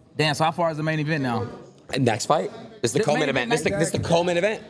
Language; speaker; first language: English; native; English